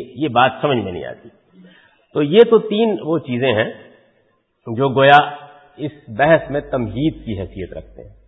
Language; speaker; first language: Urdu; non-native, local second language; Punjabi